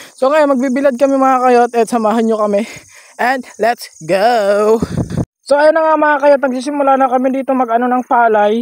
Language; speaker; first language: Filipino; non-native, local second language; Masbatenyo